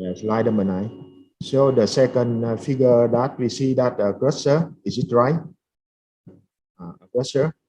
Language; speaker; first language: English; non-native, fluent; Vietnamese